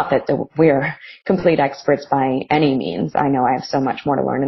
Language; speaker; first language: English; native; English